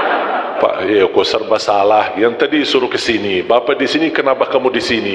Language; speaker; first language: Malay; non-native, fluent; Arabic